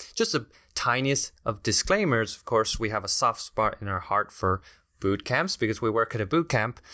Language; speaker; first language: English; non-native, fluent; Spanish